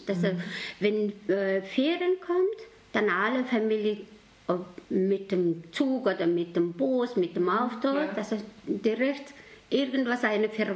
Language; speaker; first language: German; non-native, learner; Mongolian